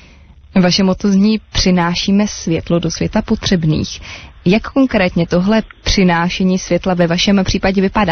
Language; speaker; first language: Czech; native; Czech